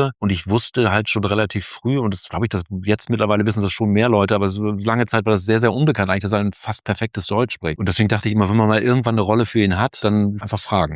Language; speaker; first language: German; native; German